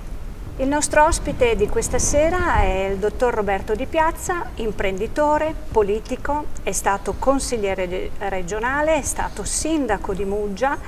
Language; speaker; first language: Italian; native; Italian